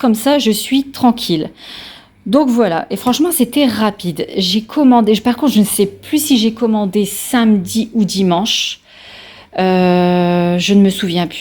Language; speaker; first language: French; native; French